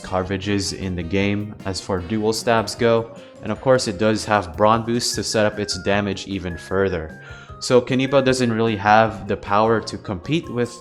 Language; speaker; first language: English; native; English